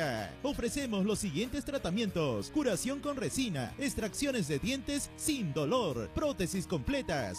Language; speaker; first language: Spanish; native; Spanish